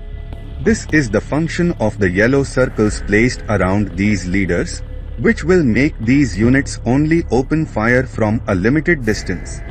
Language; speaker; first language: English; non-native, fluent; Portuguese